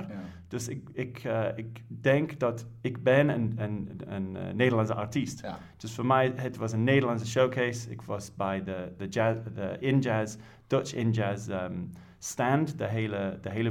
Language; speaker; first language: Dutch; non-native, fluent; English